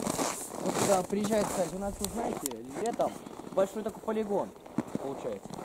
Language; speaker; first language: Russian; native; Russian